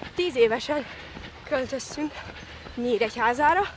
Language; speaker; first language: Hungarian; early bilingual, other home language; Russian